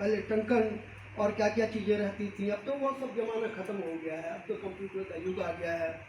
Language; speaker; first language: Hindi; native; Hindi